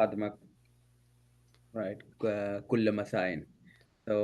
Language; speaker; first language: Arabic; non-native, learner; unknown